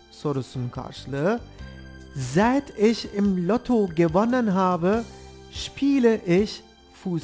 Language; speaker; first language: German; non-native, fluent; Turkish